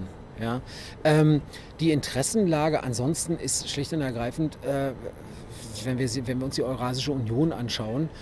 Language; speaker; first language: German; native; German